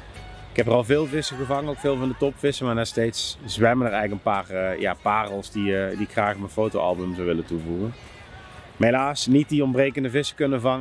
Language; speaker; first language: Dutch; native; Dutch